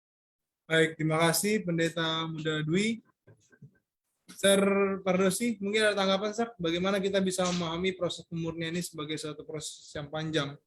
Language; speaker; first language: Indonesian; native; Indonesian